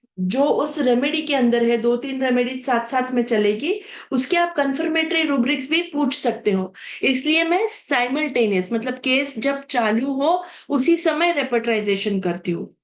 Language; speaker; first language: Hindi; non-native, local second language; Marathi